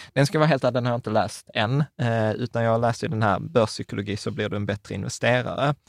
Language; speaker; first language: Swedish; early bilingual, other home language; Czech